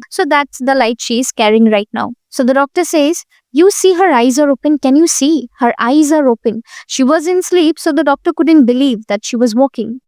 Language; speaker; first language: English; non-native, local second language; Hindi